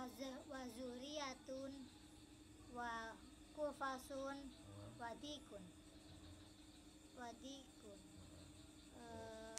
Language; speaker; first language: Arabic; non-native, learner; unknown